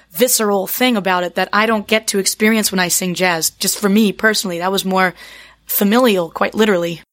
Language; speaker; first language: English; native; English